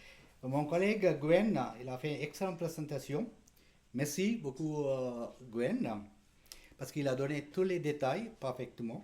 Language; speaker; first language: French; non-native, learner; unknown